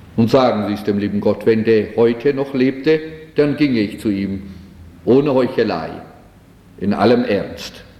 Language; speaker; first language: German; early bilingual, heritage; German